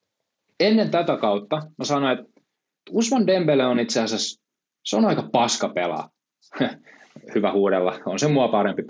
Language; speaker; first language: Finnish; native; Finnish